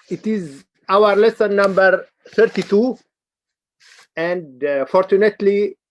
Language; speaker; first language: English; non-native, learner; Arabic